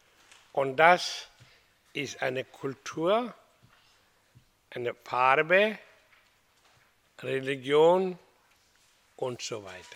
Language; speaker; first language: German; non-native, learner; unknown